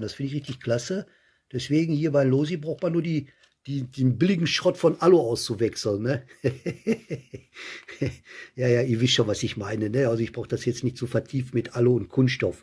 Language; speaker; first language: German; native; German